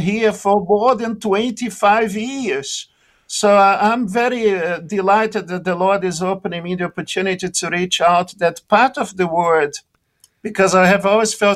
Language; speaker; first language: English; non-native, fluent; Portuguese